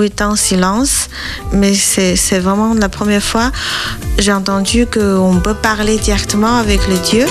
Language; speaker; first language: French; non-native, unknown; Chinese